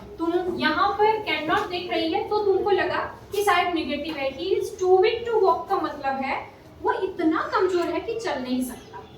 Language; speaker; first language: Hindi; native; Hindi